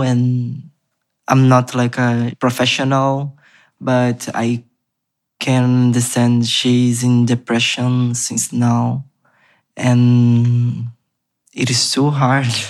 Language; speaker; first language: English; non-native, learner; Portuguese